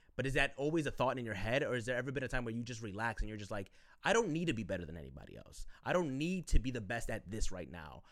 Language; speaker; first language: English; early bilingual, other home language; Spanish